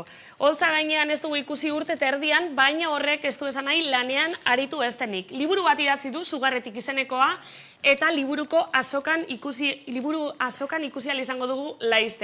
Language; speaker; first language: Basque; native; Basque